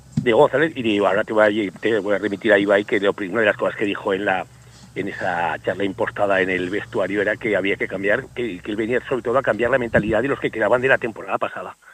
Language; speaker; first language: Spanish; native; Spanish